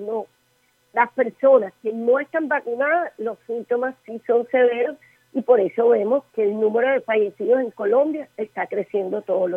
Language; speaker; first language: Spanish; native; Spanish